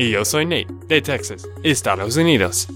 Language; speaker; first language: Spanish; non-native, learner; English